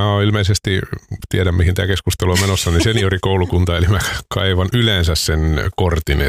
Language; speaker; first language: Finnish; native; Finnish